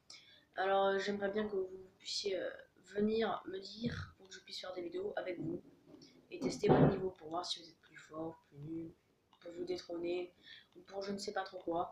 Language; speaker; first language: French; native; French